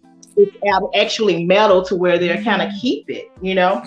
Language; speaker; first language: English; native; English